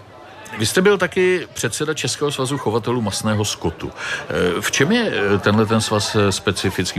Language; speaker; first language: Czech; native; Czech